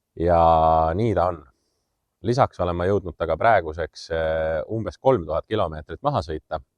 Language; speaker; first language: Estonian; native; Estonian